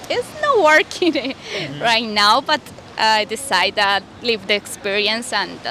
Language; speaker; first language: English; non-native, learner; Spanish